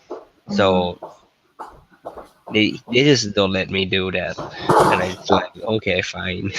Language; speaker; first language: English; non-native, learner; Thai